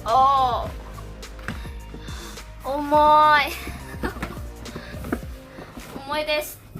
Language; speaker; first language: Japanese; non-native, learner; Filipino